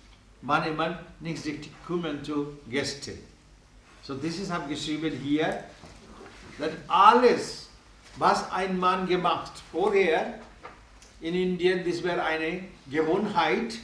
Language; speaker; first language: German; non-native, learner; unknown